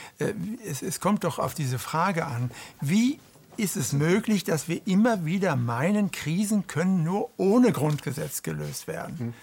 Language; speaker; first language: German; native; German